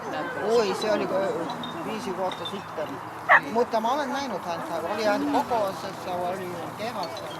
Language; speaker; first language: Finnish; non-native, fluent; Russian